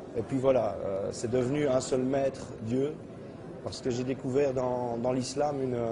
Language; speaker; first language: French; native; French